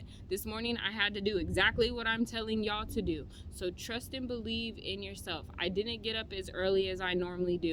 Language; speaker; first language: English; native; English